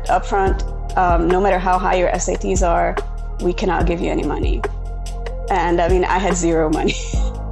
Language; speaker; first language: English; non-native, fluent; Hungarian